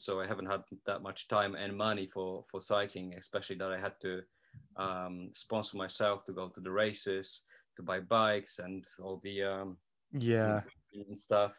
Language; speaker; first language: English; non-native, fluent; Polish